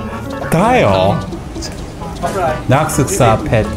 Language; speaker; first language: Thai; non-native, learner; Korean